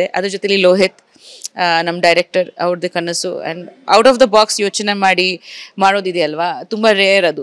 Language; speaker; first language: Kannada; non-native, fluent; Bangla